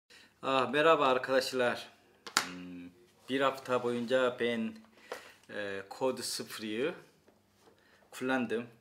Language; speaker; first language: Turkish; non-native, fluent; Korean